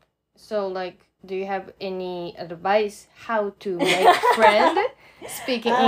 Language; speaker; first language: English; non-native, fluent; Japanese